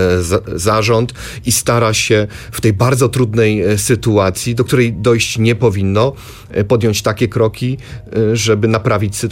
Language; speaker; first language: Polish; native; Polish